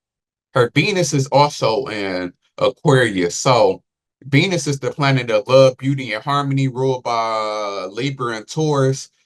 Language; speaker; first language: English; native; English